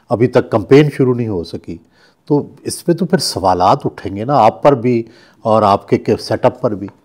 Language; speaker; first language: Urdu; non-native, local second language; Punjabi